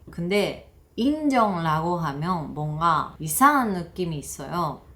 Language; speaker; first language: Korean; non-native, learner; Japanese